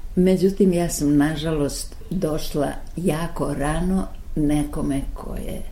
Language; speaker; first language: Serbian; native; Serbian